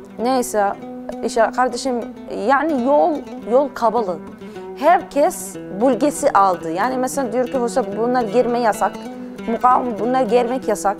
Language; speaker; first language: Turkish; non-native, learner; Arabic